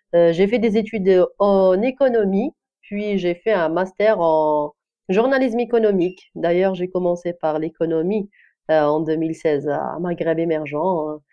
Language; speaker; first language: French; non-native, local second language; Kabyle